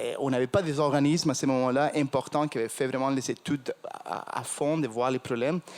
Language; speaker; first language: French; non-native, fluent; Spanish